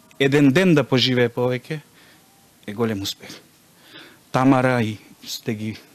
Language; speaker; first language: Macedonian; native; Macedonian